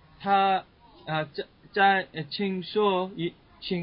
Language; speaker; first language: Chinese; non-native, learner; Korean